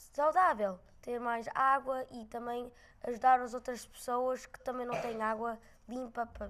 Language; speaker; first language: Portuguese; non-native, local second language; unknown